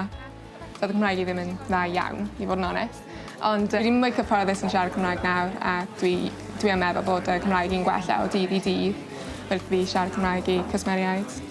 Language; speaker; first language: Welsh; non-native, local second language; English